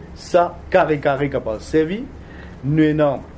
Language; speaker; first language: French; non-native, local second language; Morisyen